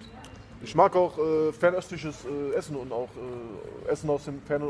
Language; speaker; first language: German; native; German